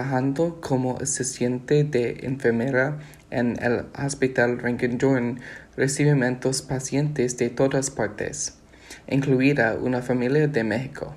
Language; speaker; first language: Spanish; non-native, learner; English